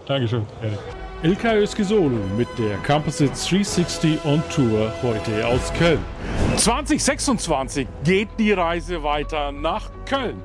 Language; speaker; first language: German; native; German